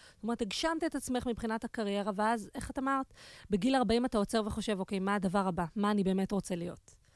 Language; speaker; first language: Hebrew; native; Hebrew